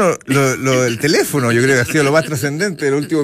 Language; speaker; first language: Spanish; native; Spanish